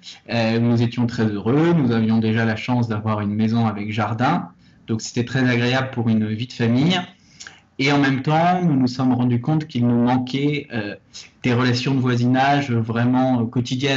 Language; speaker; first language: French; native; French